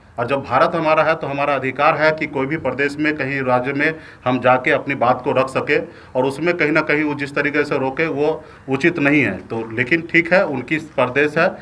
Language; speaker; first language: Hindi; native; Hindi